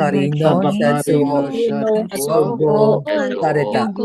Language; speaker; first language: Japanese; non-native, learner; Filipino